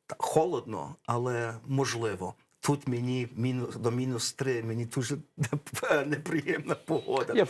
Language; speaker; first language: Ukrainian; early bilingual, heritage; English